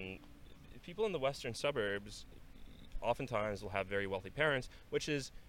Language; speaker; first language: English; non-native, fluent; Norwegian